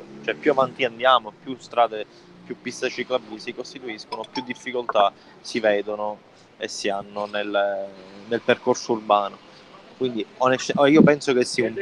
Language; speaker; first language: Italian; native; Italian